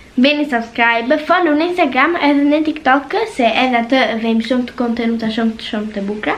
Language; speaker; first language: Albanian; early bilingual, heritage; Albanian